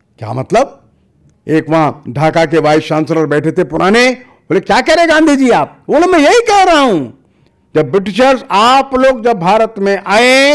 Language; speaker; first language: Hindi; native; Hindi